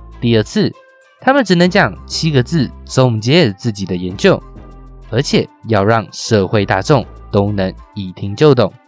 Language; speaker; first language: Chinese; native; Chinese